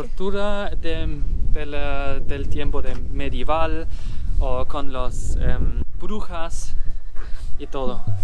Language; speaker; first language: Spanish; non-native, learner; German